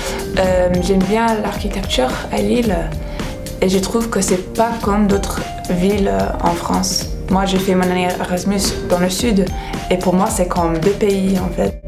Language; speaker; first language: French; non-native, fluent; English